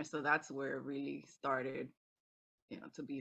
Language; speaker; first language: English; native; English